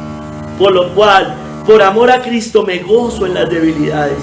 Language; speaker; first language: Spanish; native; Spanish